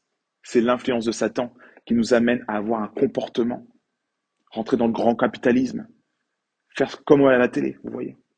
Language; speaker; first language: French; native; French